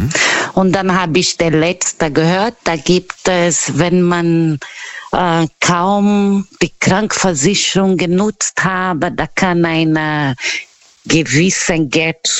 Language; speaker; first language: German; non-native, fluent; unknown